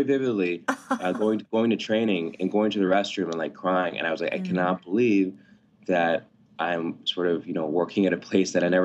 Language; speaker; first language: English; native; English